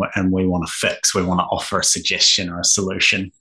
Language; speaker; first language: English; native; English